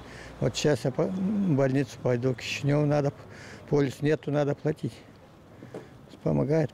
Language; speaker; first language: Russian; non-native, local second language; Gagauz